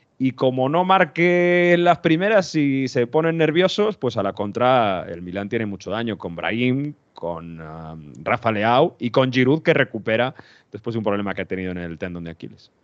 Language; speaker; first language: Spanish; native; Spanish